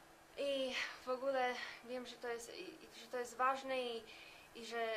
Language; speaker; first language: Polish; early bilingual, heritage; Polish